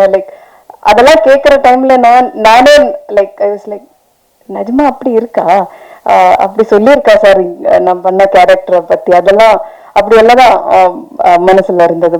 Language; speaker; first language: Tamil; non-native, fluent; Malayalam